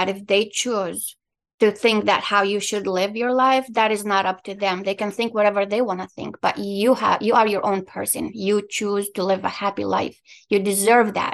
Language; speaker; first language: English; non-native, fluent; Arabic